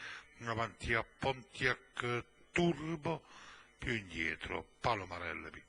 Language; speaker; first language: Italian; native; Italian